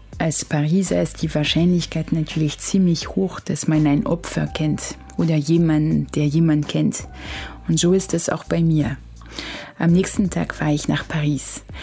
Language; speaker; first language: German; non-native, fluent; French